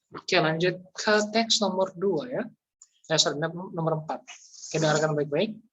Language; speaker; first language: Indonesian; native; Indonesian